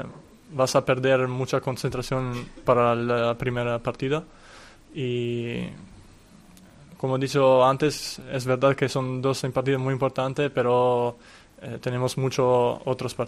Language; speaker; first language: Spanish; non-native, fluent; Italian